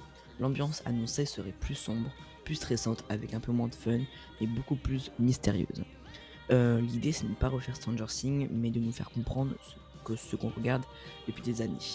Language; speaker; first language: French; native; French